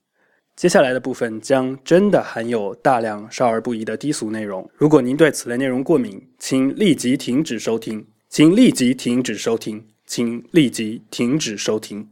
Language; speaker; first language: Chinese; native; Chinese